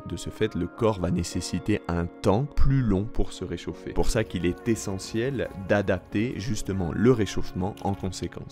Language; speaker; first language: French; native; French